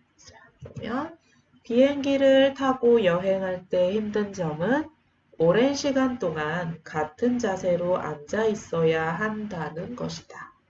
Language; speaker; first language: Korean; native; Korean